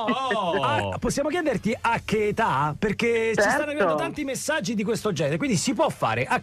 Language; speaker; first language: Italian; native; Italian